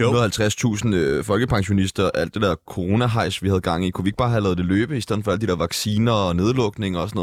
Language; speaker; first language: Danish; native; Danish